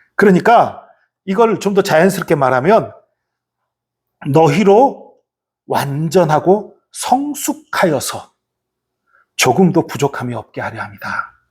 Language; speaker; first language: Korean; native; Korean